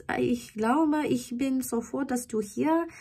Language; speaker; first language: German; non-native, learner; English